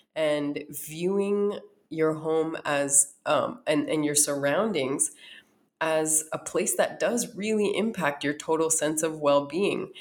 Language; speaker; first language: English; native; English